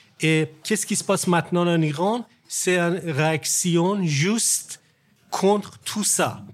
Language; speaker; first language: French; non-native, learner; Persian